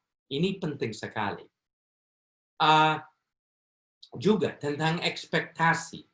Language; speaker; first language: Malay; non-native, fluent; English